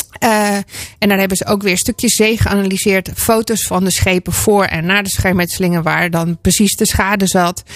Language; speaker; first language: Dutch; native; Dutch